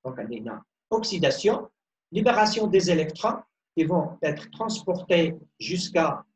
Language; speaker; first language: French; non-native, local second language; Arabic